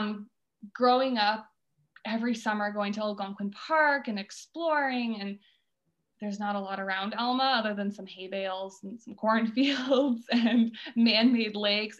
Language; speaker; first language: English; native; English